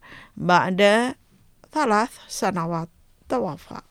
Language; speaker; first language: Arabic; non-native, fluent; Indonesian